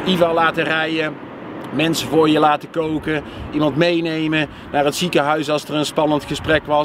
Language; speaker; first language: Dutch; native; Dutch